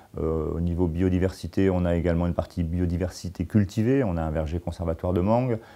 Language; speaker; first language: French; native; French